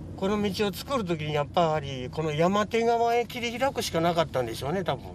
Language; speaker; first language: Japanese; native; Japanese